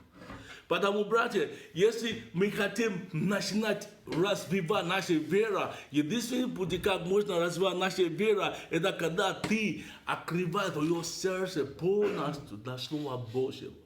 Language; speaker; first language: Russian; non-native, learner; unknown